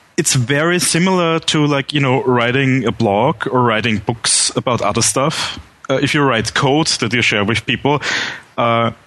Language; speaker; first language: English; non-native, fluent; German